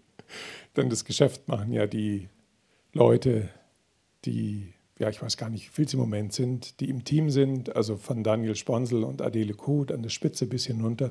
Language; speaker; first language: German; native; German